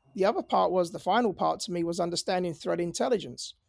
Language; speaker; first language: English; native; English